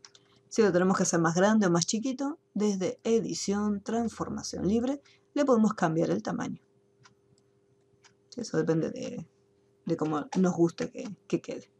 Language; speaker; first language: Spanish; native; Spanish